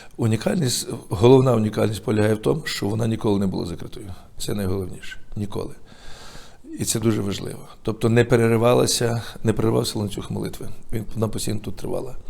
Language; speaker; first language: Ukrainian; native; Ukrainian